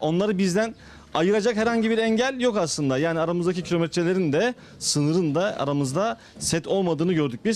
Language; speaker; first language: Turkish; native; Turkish